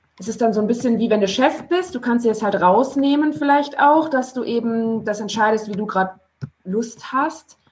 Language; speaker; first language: German; native; German